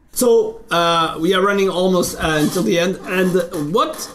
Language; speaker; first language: English; non-native, fluent; Portuguese